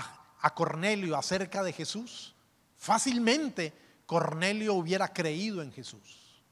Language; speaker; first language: Spanish; native; Spanish